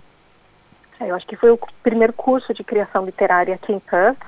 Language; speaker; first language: Portuguese; non-native, fluent; English